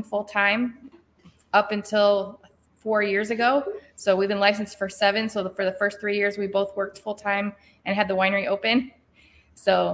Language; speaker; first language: English; native; English